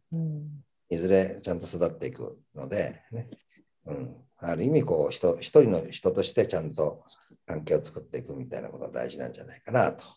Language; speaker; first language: Japanese; early bilingual, heritage; Japanese